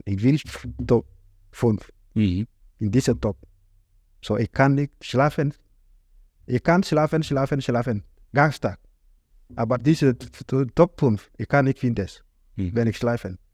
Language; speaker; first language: German; non-native, learner; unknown